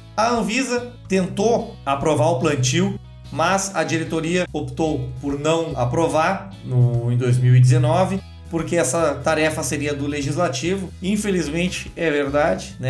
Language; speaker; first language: Portuguese; native; Portuguese